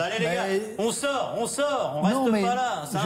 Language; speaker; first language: French; native; French